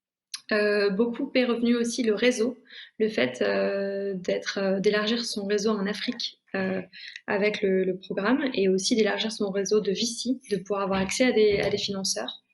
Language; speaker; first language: French; native; French